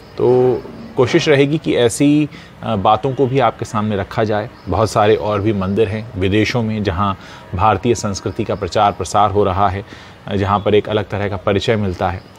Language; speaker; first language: Hindi; native; Hindi